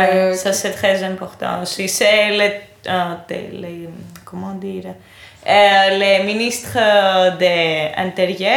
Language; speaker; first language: French; non-native, fluent; Greek